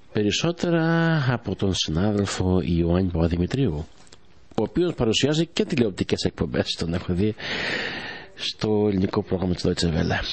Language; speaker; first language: Greek; early bilingual, heritage; Greek